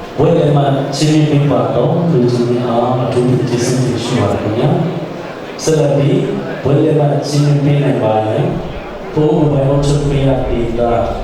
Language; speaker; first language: Burmese; non-native, local second language; Pa'o Karen